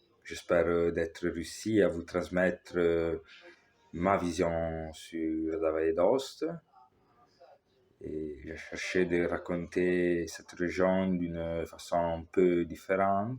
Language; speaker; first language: French; non-native, local second language; Italian